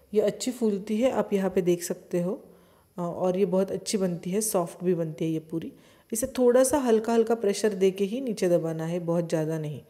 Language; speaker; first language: Hindi; non-native, local second language; Marathi